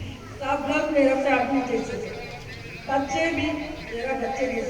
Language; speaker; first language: Hindi; non-native, learner; Kannada